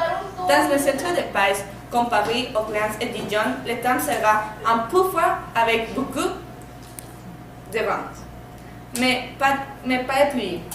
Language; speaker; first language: French; non-native, learner; Spanish